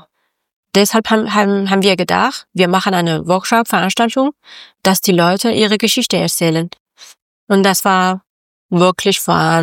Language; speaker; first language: German; non-native, learner; Persian